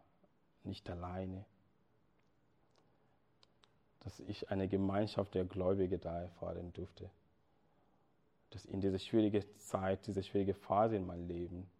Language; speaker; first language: German; non-native, fluent; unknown